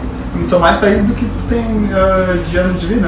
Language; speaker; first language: Portuguese; native; Portuguese